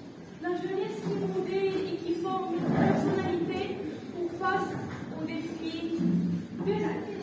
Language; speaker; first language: French; non-native, local second language; Arabic